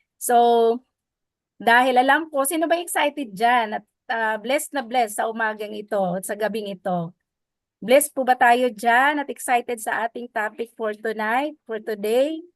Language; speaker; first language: Filipino; non-native, local second language; Waray